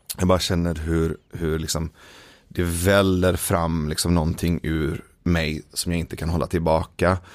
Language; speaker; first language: Swedish; early bilingual, other home language; Persian